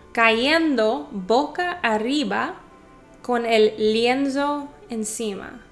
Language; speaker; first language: Spanish; non-native, learner; English